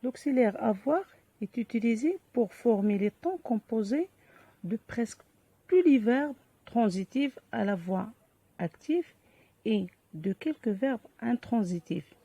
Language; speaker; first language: French; non-native, local second language; Arabic